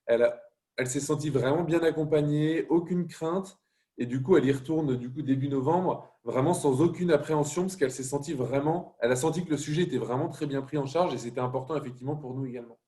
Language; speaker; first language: French; native; French